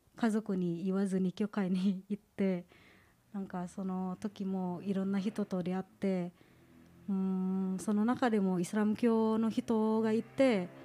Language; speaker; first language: Japanese; non-native, fluent; Indonesian